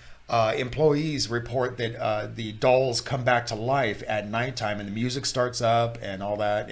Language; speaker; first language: English; native; English